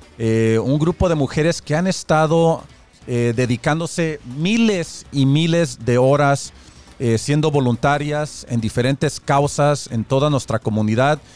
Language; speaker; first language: Spanish; early bilingual, heritage; Spanish